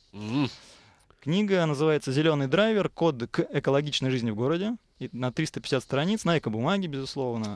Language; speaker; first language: Russian; native; Russian